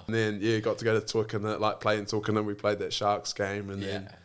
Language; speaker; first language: English; native; English